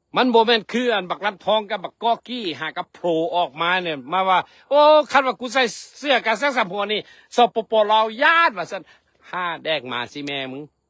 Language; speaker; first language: Lao; non-native, local second language; Hmong